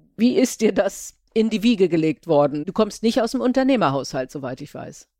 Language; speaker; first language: German; native; German